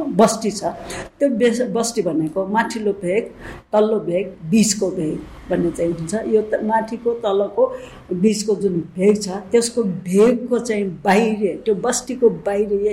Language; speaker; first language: Nepali; non-native, local second language; Newari